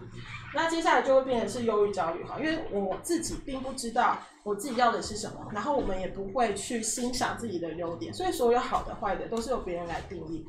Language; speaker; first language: Chinese; native; Chinese